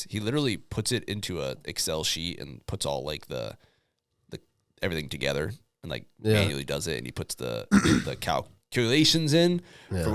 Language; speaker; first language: English; native; English